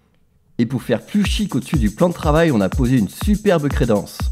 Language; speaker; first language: French; native; French